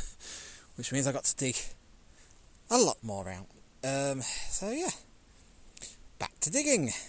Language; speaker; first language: English; native; English